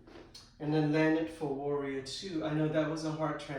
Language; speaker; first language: English; native; English